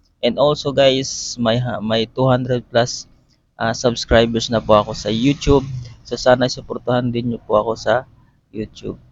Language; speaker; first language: Filipino; non-native, local second language; Iloko